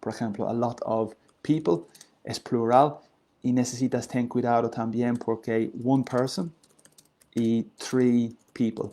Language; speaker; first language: Spanish; non-native, learner; English